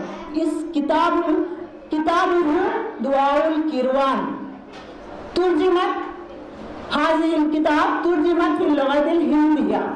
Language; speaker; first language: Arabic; non-native, learner; Urdu